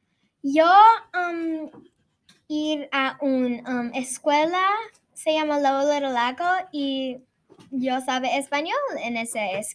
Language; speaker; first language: Spanish; non-native, learner; English